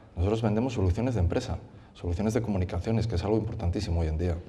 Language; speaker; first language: Spanish; native; Spanish